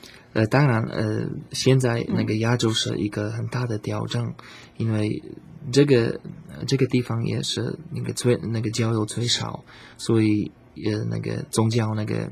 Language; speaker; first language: Chinese; non-native, learner; Slovak